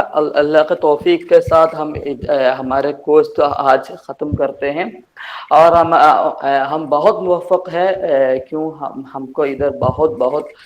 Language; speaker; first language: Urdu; non-native, learner; Persian